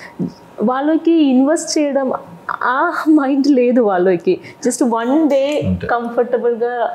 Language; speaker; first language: Telugu; non-native, fluent; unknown